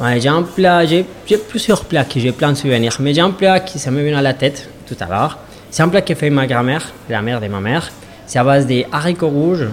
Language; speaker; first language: French; non-native, learner; Spanish